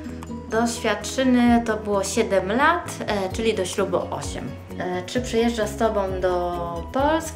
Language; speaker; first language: Polish; early bilingual, heritage; Polish